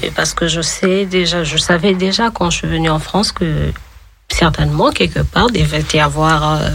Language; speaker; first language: French; non-native, local second language; Lingala